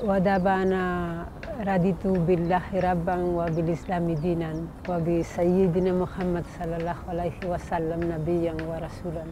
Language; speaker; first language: Arabic; non-native, learner; Spanish